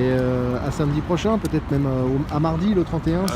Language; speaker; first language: French; native; French